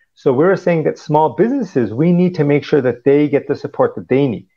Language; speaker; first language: Punjabi; early bilingual, heritage; Punjabi